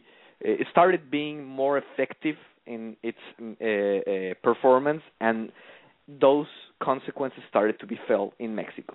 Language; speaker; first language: English; non-native, fluent; Spanish